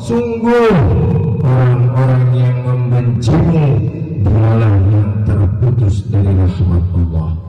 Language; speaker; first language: Indonesian; native; Indonesian